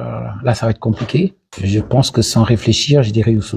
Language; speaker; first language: French; non-native, local second language; Wolof